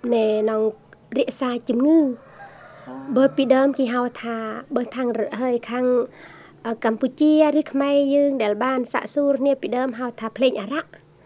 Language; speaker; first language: Khmer; native; Khmer